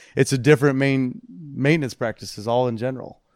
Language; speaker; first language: English; native; English